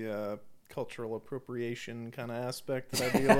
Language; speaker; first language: English; native; English